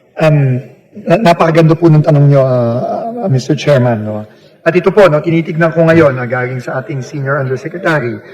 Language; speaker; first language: Filipino; native; Filipino